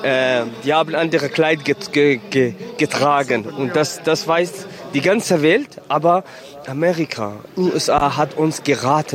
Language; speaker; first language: German; non-native, learner; Kurdish